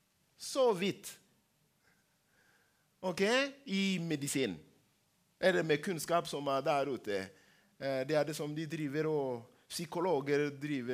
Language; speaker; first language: Norwegian; non-native, fluent; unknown